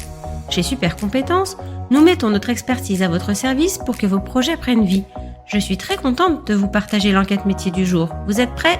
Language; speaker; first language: French; native; French